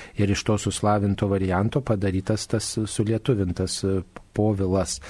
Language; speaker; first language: Lithuanian; native; Lithuanian